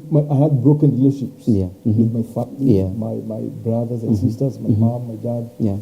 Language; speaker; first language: English; non-native, local second language; Swahili